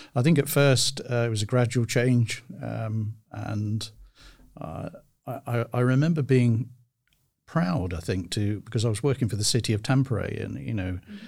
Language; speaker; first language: English; native; English